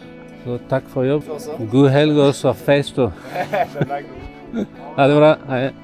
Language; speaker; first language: Norwegian; non-native, learner; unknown